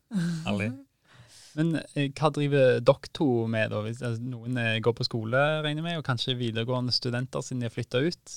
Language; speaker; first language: Norwegian; native; Norwegian